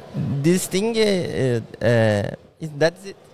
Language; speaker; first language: English; non-native, learner; Portuguese